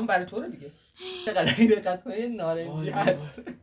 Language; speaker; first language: Persian; native; Persian